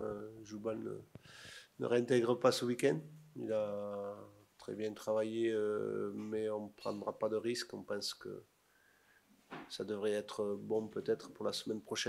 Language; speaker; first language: French; native; French